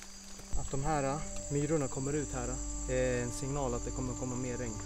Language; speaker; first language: Swedish; native; Swedish